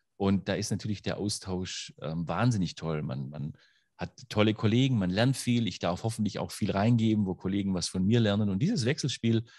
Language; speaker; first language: German; native; German